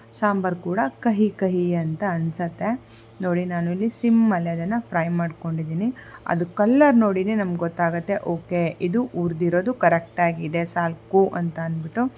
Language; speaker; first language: Kannada; non-native, local second language; Konkani